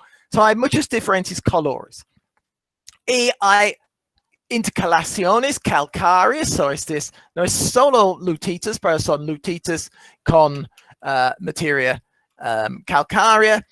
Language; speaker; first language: Spanish; non-native, fluent; English